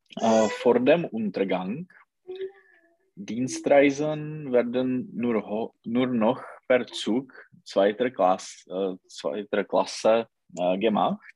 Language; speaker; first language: German; non-native, learner; Czech